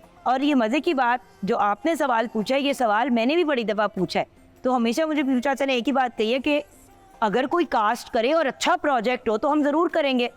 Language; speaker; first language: Urdu; native; Urdu